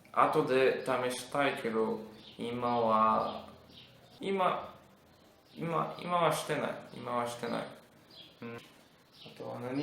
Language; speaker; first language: Japanese; non-native, learner; Portuguese